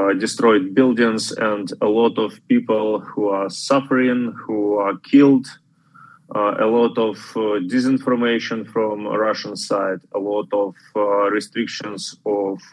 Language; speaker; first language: English; non-native, learner; Ukrainian